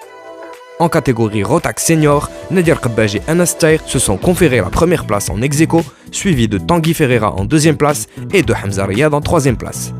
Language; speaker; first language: French; non-native, local second language; Arabic